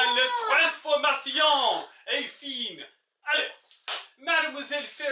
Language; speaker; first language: French; non-native, fluent; English